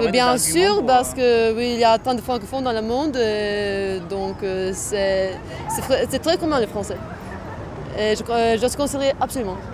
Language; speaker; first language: French; non-native, fluent; Latvian